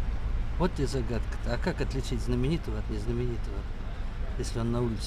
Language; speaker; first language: Russian; native; Russian